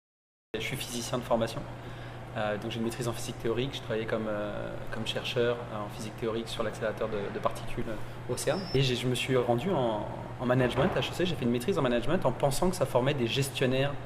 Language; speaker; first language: French; native; French